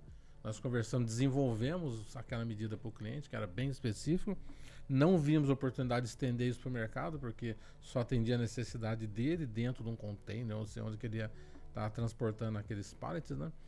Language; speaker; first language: Portuguese; native; Portuguese